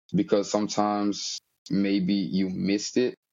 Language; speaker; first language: English; early bilingual, other home language; Portuguese